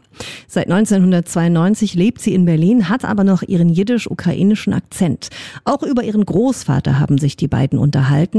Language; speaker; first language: German; native; German